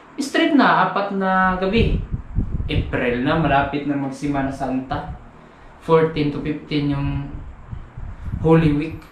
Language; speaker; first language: Filipino; non-native, local second language; Cebuano